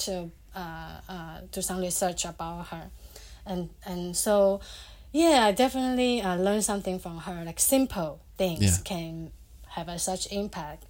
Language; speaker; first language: English; non-native, fluent; Chinese